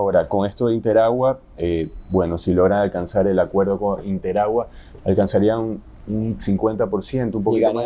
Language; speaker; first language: Spanish; native; Spanish